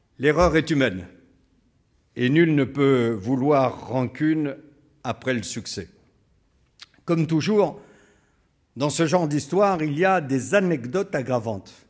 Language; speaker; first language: French; native; French